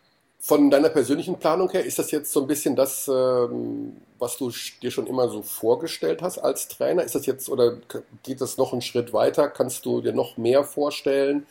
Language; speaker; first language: German; native; German